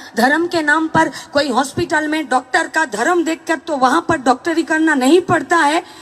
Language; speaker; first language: Hindi; non-native, local second language; Bangla